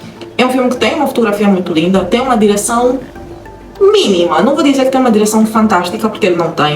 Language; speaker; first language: Portuguese; native; Portuguese